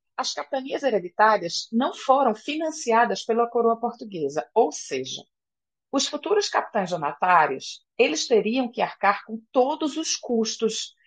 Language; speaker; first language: Portuguese; native; Portuguese